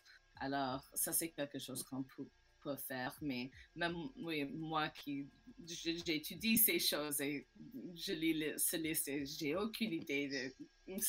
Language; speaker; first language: French; non-native, local second language; English